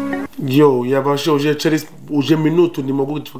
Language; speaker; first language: Russian; non-native, learner; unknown